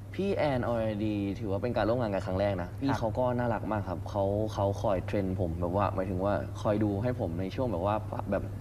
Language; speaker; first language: Thai; native; Thai